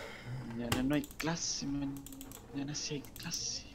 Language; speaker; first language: Spanish; native; Spanish